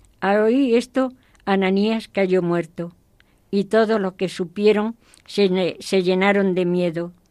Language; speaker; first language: Spanish; native; Spanish